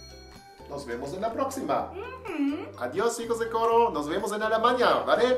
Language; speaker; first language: Spanish; non-native, learner; German